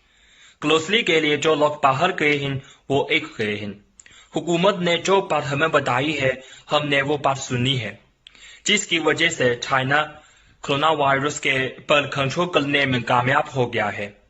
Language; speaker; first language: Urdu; non-native, learner; Chinese